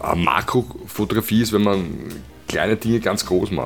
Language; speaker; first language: German; native; German